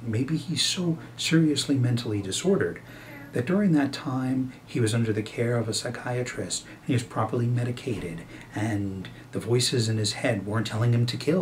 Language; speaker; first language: English; native; English